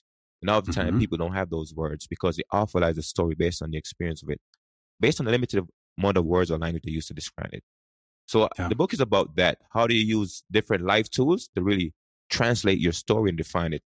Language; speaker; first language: English; non-native, local second language; Jamaican Creole English